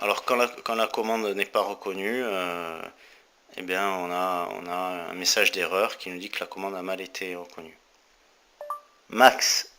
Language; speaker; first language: French; native; French